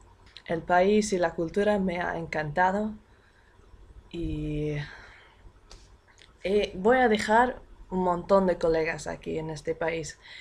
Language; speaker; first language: Spanish; non-native, fluent; English